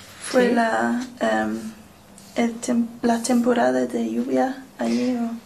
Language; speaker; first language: Spanish; non-native, learner; English